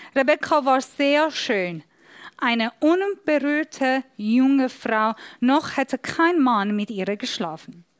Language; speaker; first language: German; non-native, fluent; Persian